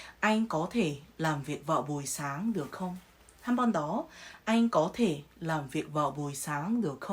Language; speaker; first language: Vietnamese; non-native, fluent; Korean